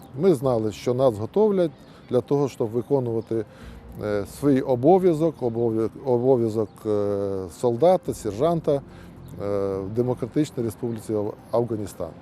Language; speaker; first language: Ukrainian; native; Ukrainian